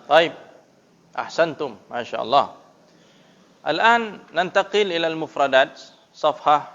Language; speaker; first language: Arabic; non-native, fluent; Indonesian